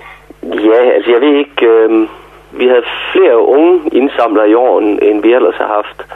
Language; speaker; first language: Danish; native; Danish